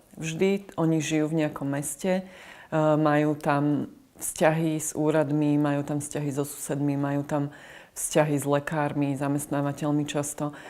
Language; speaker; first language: Slovak; native; Slovak